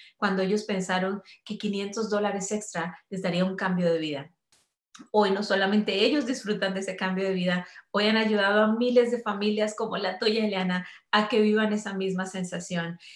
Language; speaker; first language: Spanish; native; Spanish